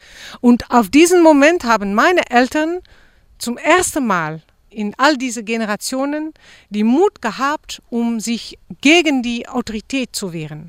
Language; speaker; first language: German; non-native, fluent; Dutch